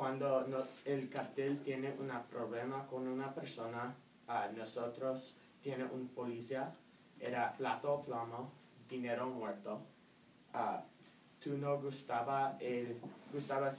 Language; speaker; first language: Spanish; non-native, learner; English